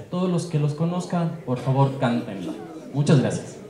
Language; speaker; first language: Spanish; native; Spanish